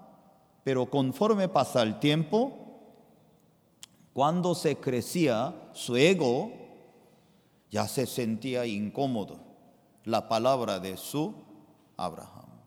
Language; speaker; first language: Spanish; non-native, fluent; Korean